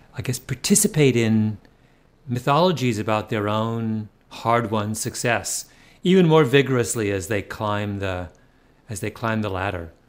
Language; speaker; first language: English; native; English